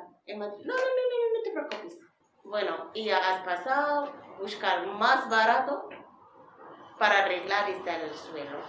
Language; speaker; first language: Spanish; non-native, learner; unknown